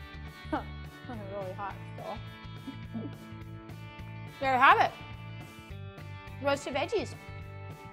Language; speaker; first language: English; native; English